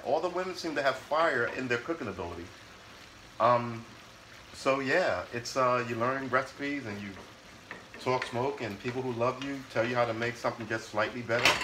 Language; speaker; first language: English; native; English